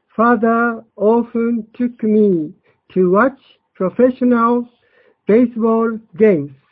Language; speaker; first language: English; non-native, fluent; Japanese